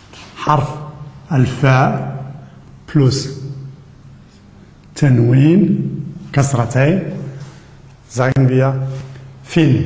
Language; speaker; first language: German; non-native, fluent; Arabic